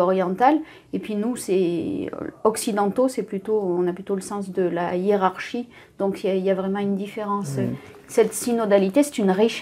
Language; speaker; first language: French; native; French